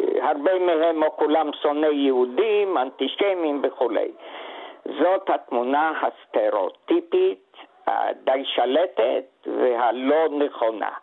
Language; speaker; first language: Hebrew; non-native, fluent; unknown